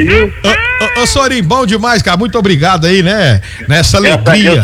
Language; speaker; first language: Portuguese; native; Portuguese